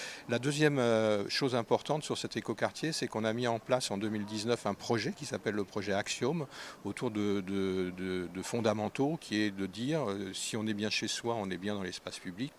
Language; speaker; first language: French; native; French